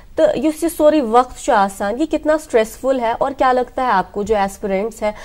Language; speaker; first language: Hindi; non-native, local second language; Kashmiri